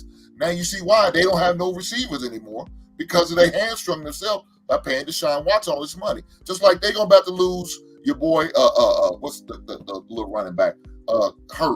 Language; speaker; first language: English; native; English